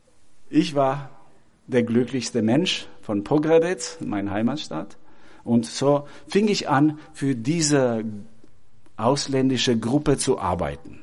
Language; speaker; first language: German; non-native, fluent; Albanian